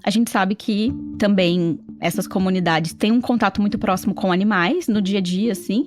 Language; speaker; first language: Portuguese; native; Portuguese